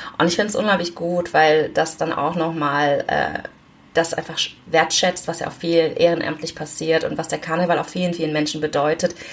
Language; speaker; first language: German; early bilingual, other home language; Korean